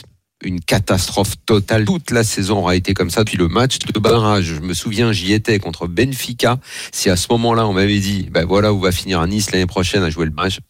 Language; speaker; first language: French; native; French